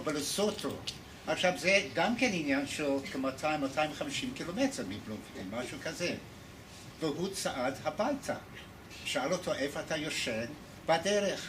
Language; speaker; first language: Hebrew; non-native, fluent; English